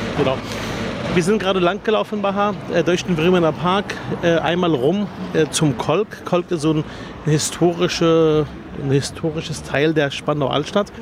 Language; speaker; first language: German; early bilingual, other home language; Arabic